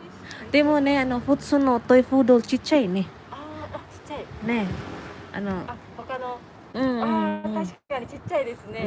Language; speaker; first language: Japanese; non-native, learner; Waray